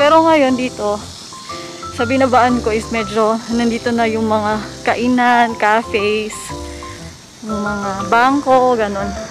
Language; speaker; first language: Filipino; native; Filipino